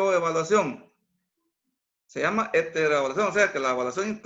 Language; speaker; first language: Spanish; native; Spanish